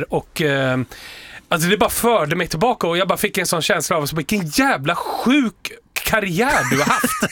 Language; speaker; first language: Swedish; native; Swedish